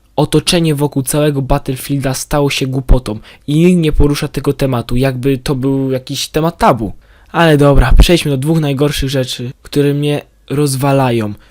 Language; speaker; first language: Polish; native; Polish